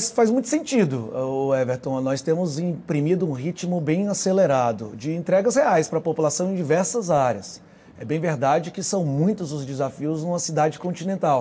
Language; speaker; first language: Portuguese; native; Portuguese